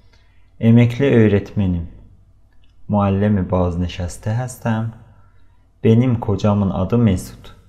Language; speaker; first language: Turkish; non-native, fluent; Persian